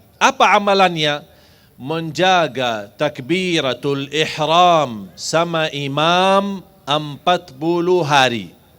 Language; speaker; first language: Malay; non-native, fluent; Arabic